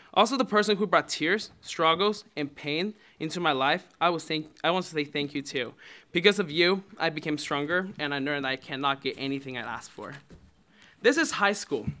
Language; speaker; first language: English; non-native, fluent; Chinese